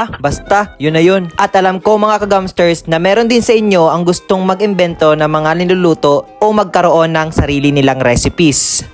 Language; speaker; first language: Filipino; non-native, local second language; Hiligaynon